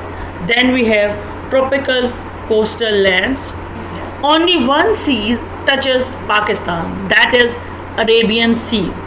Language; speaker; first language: English; non-native, local second language; Urdu